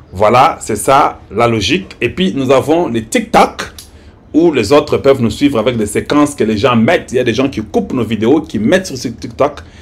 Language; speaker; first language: French; non-native, local second language; Lingala